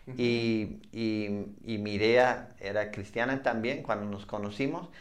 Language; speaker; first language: Spanish; non-native, fluent; English